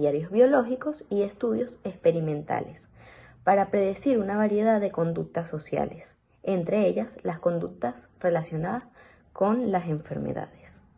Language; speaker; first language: Spanish; native; Spanish